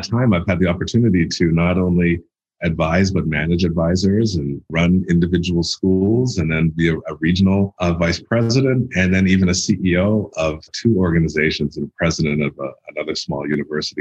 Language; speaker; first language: English; native; English